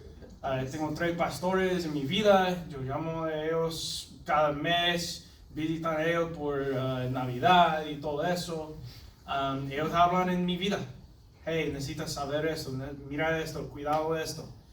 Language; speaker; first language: Spanish; non-native, learner; English